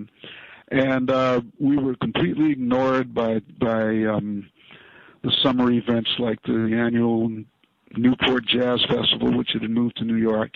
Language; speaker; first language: English; native; English